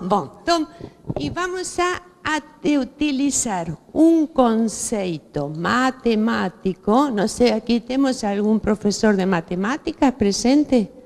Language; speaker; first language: Portuguese; non-native, fluent; Spanish